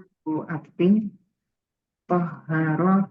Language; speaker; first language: Arabic; non-native, learner; Indonesian